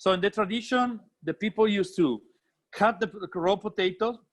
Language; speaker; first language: English; non-native, fluent; Italian